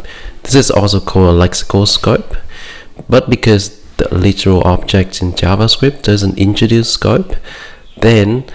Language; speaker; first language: English; non-native, fluent; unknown